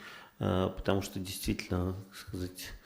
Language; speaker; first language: Russian; native; Russian